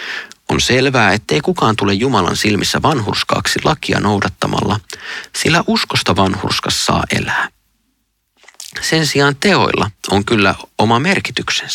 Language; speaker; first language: Finnish; native; Finnish